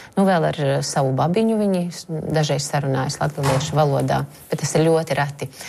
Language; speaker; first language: Latvian; native; Latvian